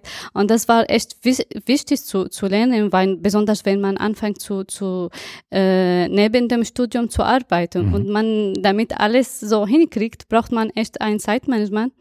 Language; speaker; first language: German; non-native, fluent; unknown